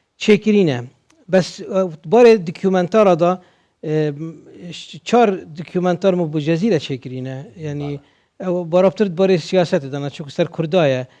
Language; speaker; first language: Kurdish; native; Kurdish